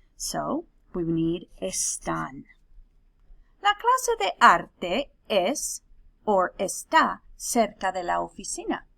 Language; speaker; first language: Spanish; non-native, fluent; English